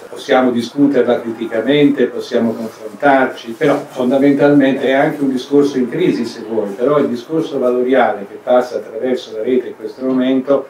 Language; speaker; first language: Italian; native; Italian